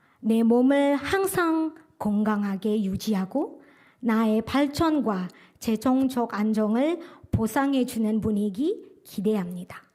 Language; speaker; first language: Korean; non-native, fluent; Indonesian